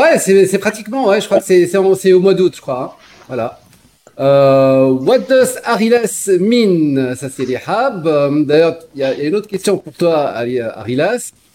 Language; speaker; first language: French; non-native, local second language; Arabic